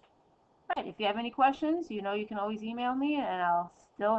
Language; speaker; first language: English; native; English